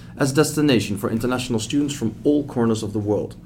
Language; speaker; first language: English; non-native, fluent; Dutch